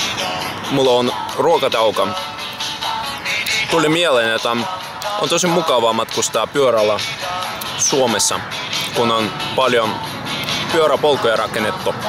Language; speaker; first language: Finnish; non-native, fluent; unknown